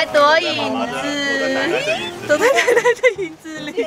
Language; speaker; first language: Chinese; native; Chinese